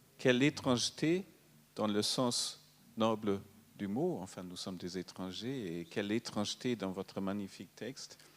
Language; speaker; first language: French; non-native, fluent; German